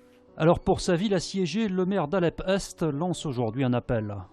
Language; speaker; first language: French; native; French